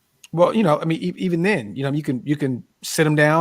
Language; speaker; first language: English; native; English